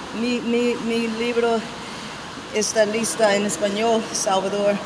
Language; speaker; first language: Spanish; non-native, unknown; English